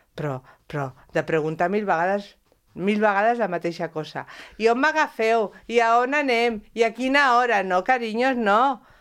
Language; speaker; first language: Catalan; non-native, local second language; Spanish